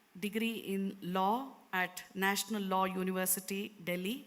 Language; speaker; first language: English; non-native, local second language; Kannada